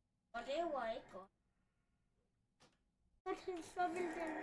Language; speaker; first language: Danish; early bilingual, other home language; Vietnamese